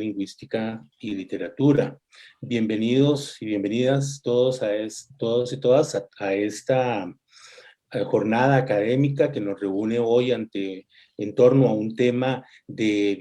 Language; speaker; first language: Spanish; native; Spanish